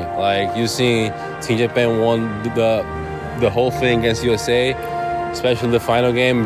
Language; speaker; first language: English; non-native, fluent; Portuguese